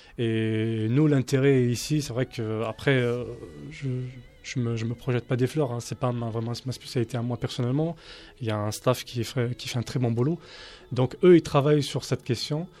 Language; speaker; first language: French; native; French